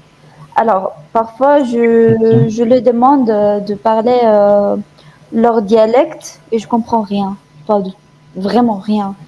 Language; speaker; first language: French; non-native, fluent; Arabic